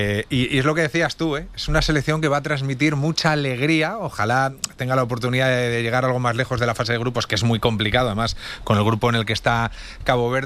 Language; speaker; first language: Spanish; native; Spanish